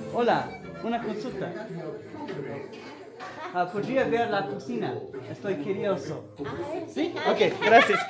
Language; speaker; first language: Spanish; non-native, learner; English